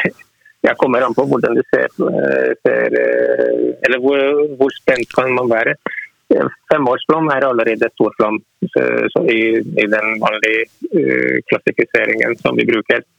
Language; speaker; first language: Norwegian; non-native, fluent; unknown